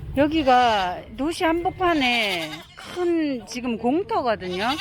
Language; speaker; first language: Korean; native; Korean